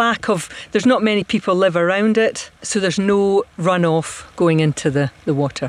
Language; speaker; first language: English; native; English